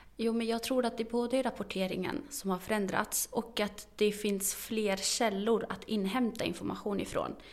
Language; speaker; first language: Swedish; early bilingual, other home language; Arabic